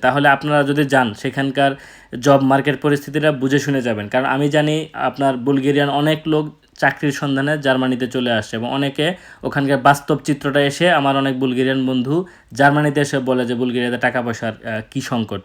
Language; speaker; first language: Bangla; native; Bangla